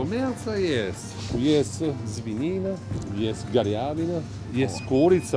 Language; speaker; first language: Russian; non-native, learner; Italian